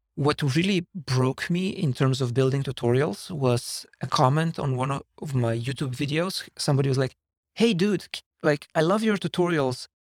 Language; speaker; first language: English; non-native, fluent; Slovenian